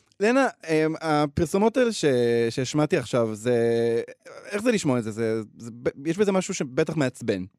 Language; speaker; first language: Hebrew; native; Hebrew